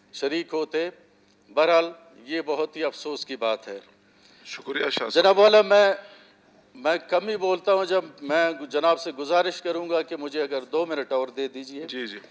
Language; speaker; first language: Urdu; non-native, local second language; Baluchi